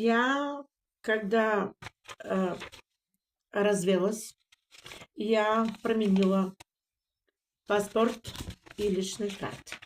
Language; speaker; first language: Russian; non-native, learner; Bulgarian